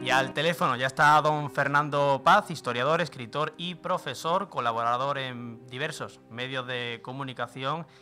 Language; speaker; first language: Spanish; native; Spanish